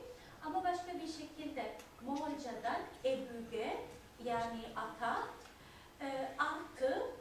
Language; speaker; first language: Turkish; non-native, fluent; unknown